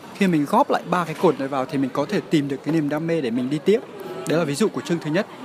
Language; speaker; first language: Vietnamese; early bilingual, heritage; Vietnamese